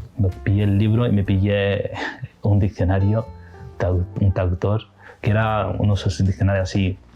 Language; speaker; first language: Spanish; native; Spanish